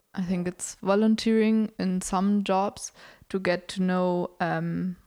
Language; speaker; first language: English; non-native, fluent; German